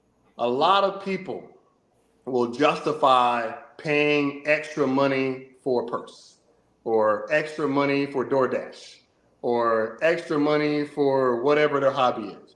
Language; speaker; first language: English; native; English